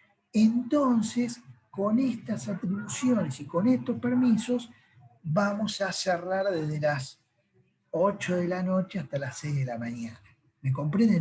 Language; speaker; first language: Spanish; native; Spanish